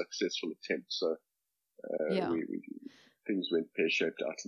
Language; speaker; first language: English; native; English